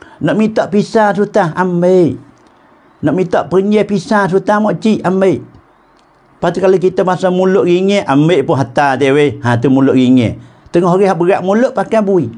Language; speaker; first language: Malay; native; Malay